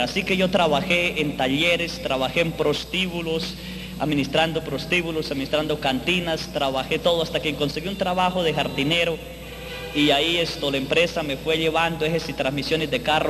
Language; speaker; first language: Spanish; native; Spanish